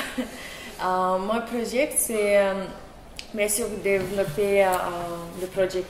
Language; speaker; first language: French; non-native, learner; Russian